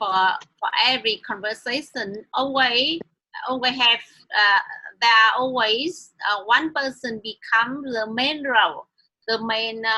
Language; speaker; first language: English; non-native, learner; Vietnamese